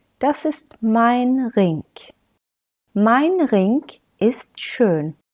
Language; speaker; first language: German; non-native, fluent; Turkish